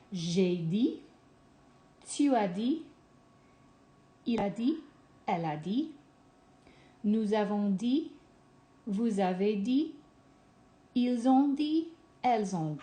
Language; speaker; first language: French; non-native, fluent; English